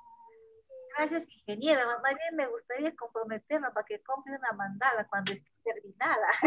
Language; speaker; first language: Spanish; native; Spanish